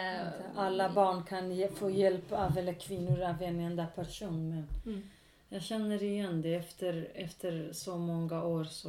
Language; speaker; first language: Swedish; non-native, local second language; Kurdish